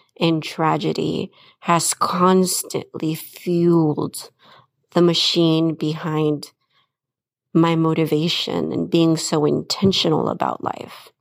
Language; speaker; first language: English; early bilingual, other home language; Spanish